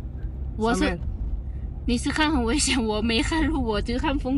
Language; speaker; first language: Chinese; non-native, fluent; Lao